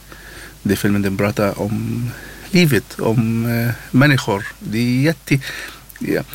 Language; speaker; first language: Swedish; non-native, learner; Arabic